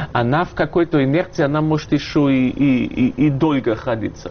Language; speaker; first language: Russian; non-native, fluent; German